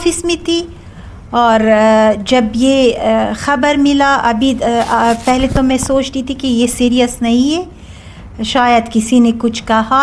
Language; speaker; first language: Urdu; non-native, learner; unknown